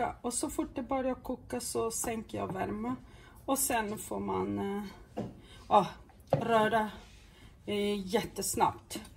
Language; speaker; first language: Swedish; non-native, fluent; Portuguese